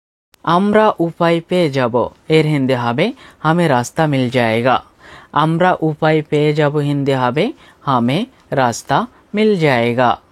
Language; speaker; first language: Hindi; non-native, fluent; Bangla